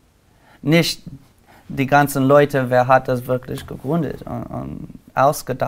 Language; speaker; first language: German; non-native, learner; English